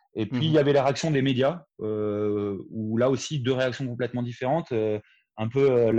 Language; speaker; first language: French; native; French